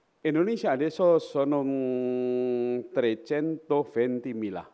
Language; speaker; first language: Italian; non-native, fluent; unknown